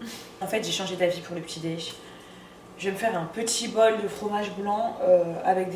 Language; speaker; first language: French; native; French